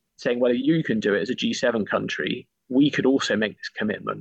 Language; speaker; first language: English; native; English